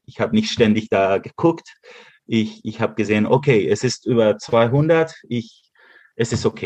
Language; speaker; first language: German; early bilingual, heritage; Spanish